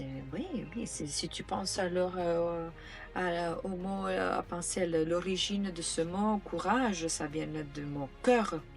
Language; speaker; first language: French; non-native, fluent; Italian